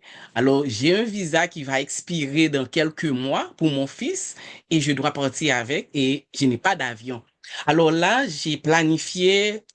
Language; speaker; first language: French; non-native, local second language; Haitian Creole